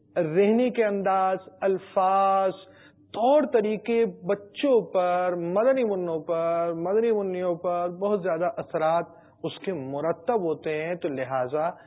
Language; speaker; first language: Urdu; native; Urdu